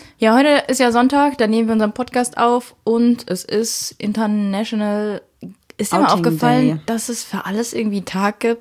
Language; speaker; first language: German; native; German